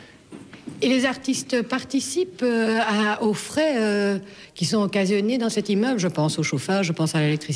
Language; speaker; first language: French; native; French